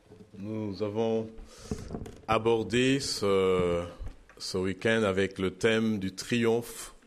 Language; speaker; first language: French; native; French